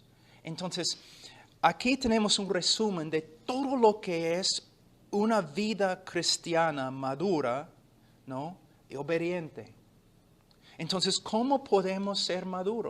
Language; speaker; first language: Spanish; non-native, fluent; English